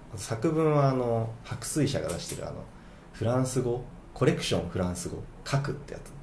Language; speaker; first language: Japanese; native; Japanese